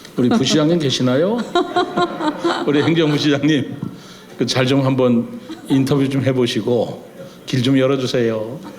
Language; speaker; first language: Korean; native; Korean